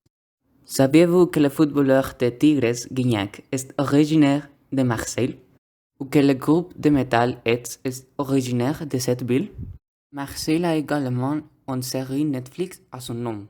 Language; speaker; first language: French; non-native, learner; Spanish